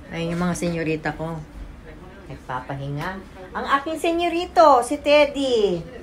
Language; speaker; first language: Filipino; native; Filipino